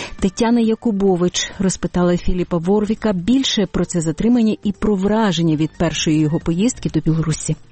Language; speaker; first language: Ukrainian; native; Ukrainian